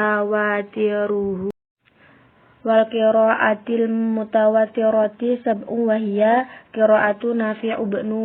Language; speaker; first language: Arabic; non-native, learner; Indonesian